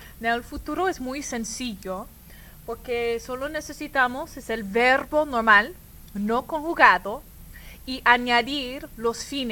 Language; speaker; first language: Spanish; non-native, fluent; English